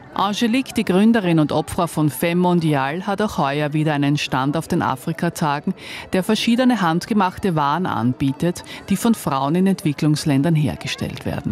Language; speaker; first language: German; native; German